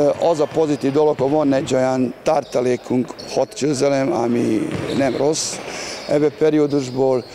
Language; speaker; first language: Hungarian; non-native, learner; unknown